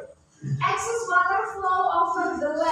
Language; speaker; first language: English; non-native, learner; Indonesian